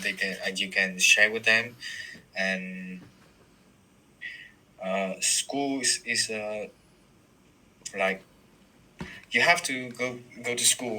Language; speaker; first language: English; non-native, learner; Vietnamese